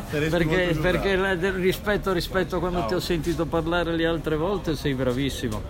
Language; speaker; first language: Italian; native; Italian